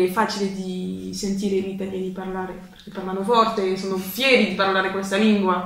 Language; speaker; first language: Italian; non-native, learner; French